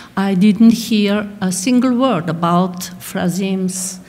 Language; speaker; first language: English; non-native, fluent; Slovenian